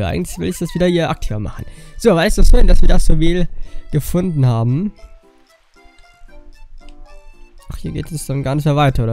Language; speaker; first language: German; native; German